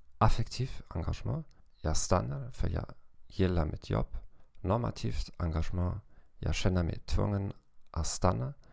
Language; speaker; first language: Swedish; non-native, fluent; German